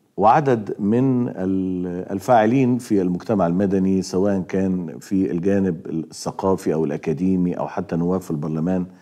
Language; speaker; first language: Arabic; native; Arabic